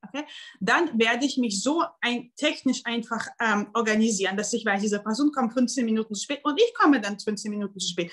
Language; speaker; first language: German; non-native, fluent; Russian